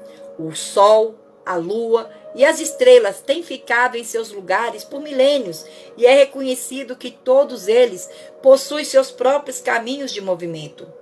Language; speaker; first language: Portuguese; native; Portuguese